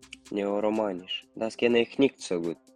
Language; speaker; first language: German; non-native, learner; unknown